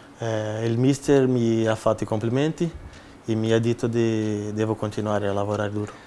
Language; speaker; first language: Italian; non-native, learner; Portuguese